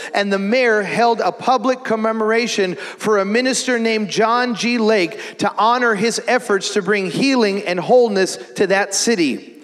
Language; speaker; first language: English; native; English